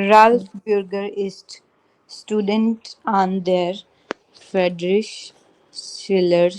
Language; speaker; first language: German; non-native, learner; Hindi